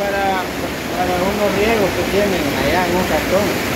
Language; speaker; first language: Spanish; native; Spanish